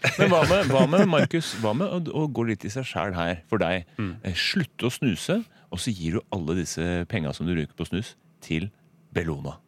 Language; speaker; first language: Norwegian; native; Norwegian